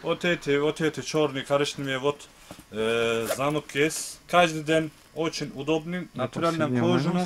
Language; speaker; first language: Russian; non-native, learner; Turkish